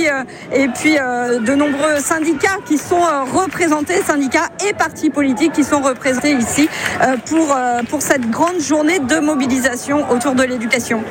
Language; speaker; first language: French; native; French